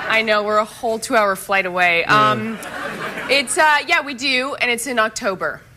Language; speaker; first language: English; native; English